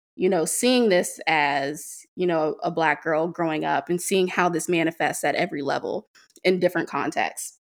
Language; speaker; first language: English; native; English